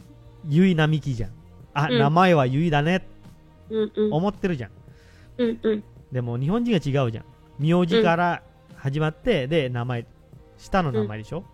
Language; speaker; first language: Japanese; non-native, fluent; Indonesian